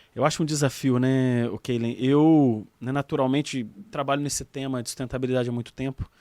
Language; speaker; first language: Portuguese; native; Portuguese